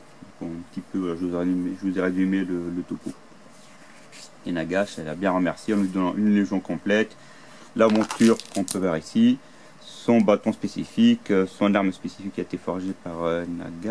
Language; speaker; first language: French; native; French